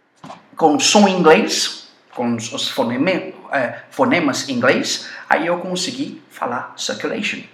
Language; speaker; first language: Portuguese; non-native, fluent; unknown